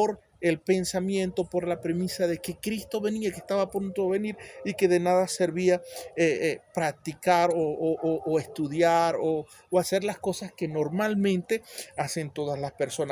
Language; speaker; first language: Spanish; native; Spanish